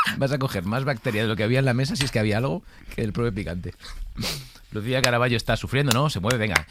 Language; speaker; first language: Spanish; native; Spanish